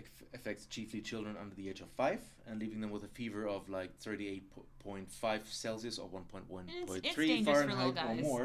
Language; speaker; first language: English; non-native, fluent; German